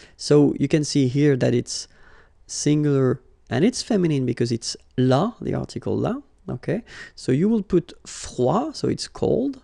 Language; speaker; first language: English; non-native, fluent; French